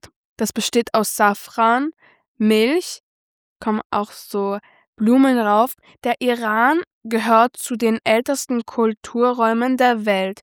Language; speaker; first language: German; early bilingual, other home language; Persian